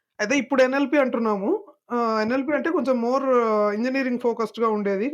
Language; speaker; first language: Telugu; native; Telugu